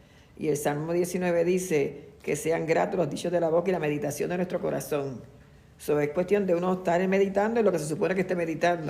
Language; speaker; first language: Spanish; native; Spanish